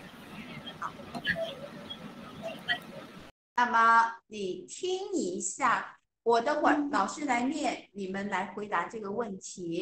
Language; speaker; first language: Chinese; non-native, fluent; English